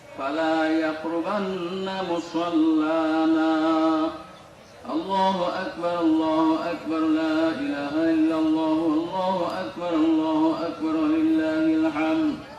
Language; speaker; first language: Arabic; non-native, fluent; Bangla